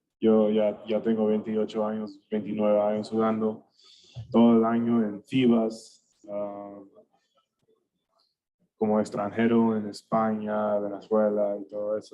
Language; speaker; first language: Spanish; early bilingual, heritage; English